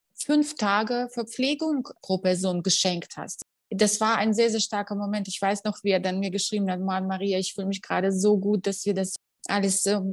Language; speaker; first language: German; non-native, fluent; Russian